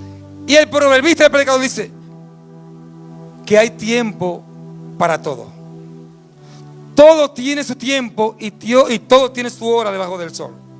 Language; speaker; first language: Spanish; native; Spanish